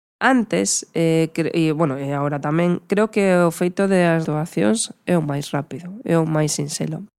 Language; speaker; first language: Galician; non-native, local second language; Spanish